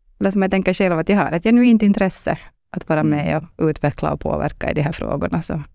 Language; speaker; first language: Swedish; non-native, local second language; Finnish